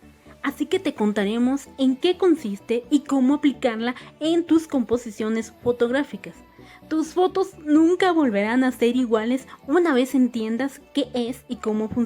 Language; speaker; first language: Spanish; native; Spanish